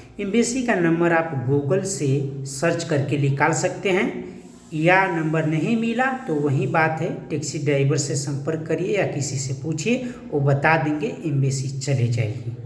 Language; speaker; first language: Hindi; native; Hindi